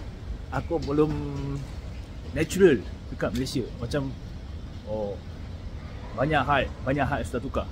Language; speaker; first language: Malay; non-native, fluent; Korean